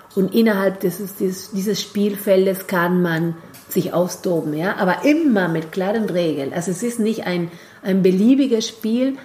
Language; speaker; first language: German; non-native, fluent; Spanish